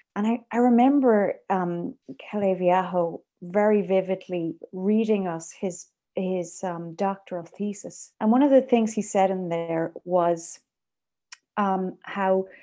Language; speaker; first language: English; native; English